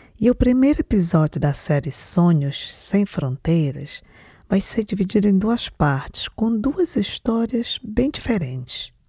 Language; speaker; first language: Portuguese; native; Portuguese